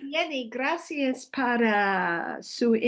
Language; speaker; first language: Spanish; non-native, learner; English